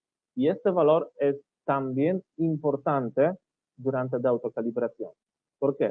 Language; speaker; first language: Spanish; non-native, learner; Polish